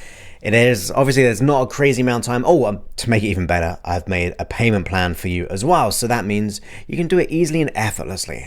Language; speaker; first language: English; native; English